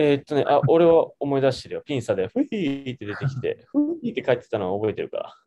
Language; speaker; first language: Japanese; native; Japanese